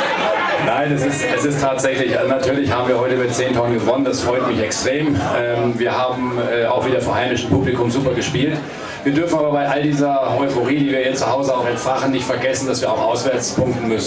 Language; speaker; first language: German; native; German